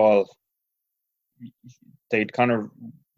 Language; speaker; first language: English; native; English